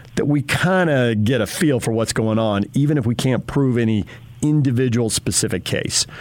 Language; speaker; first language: English; native; English